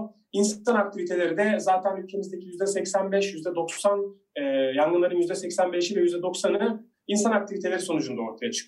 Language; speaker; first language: Turkish; native; Turkish